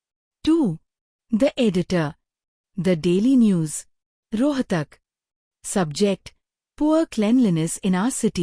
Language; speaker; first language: English; non-native, fluent; Hindi